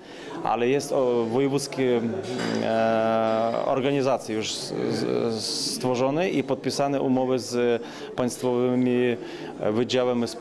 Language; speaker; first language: Polish; non-native, learner; Ukrainian